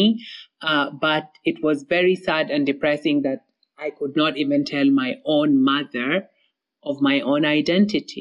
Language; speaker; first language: English; non-native, local second language; Somali